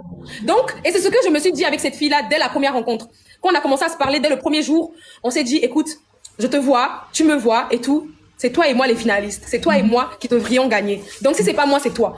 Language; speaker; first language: French; non-native, local second language; Lingala